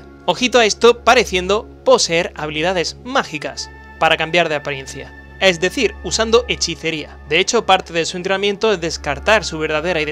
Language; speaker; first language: Spanish; native; Spanish